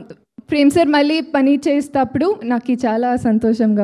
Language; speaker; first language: Telugu; non-native, learner; Kannada